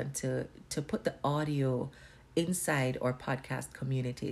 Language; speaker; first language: English; non-native, local second language; Jamaican Creole English